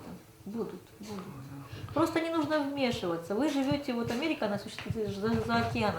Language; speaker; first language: Russian; native; Russian